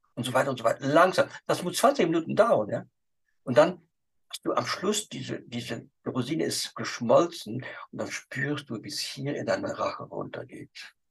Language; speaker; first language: German; non-native, fluent; French